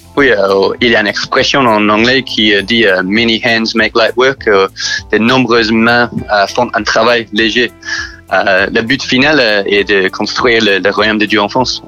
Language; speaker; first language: French; non-native, learner; English